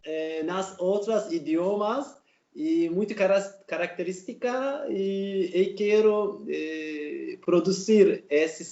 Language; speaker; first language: Portuguese; non-native, learner; Turkish